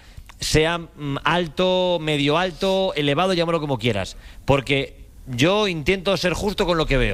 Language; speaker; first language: Spanish; native; Spanish